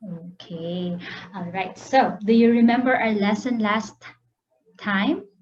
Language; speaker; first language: English; non-native, local second language; Filipino